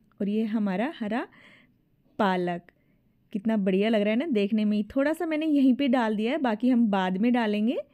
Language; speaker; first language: Hindi; native; Hindi